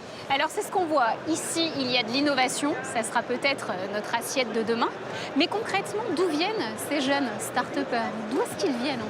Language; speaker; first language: French; native; French